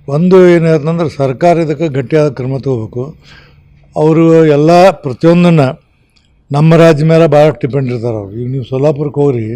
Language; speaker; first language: Kannada; native; Kannada